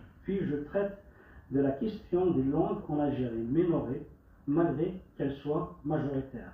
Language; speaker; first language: French; non-native, local second language; Kabyle